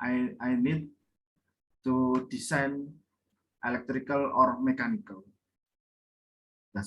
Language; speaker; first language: English; non-native, learner; Indonesian